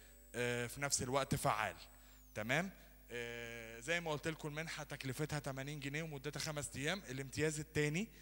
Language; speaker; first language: Arabic; native; Arabic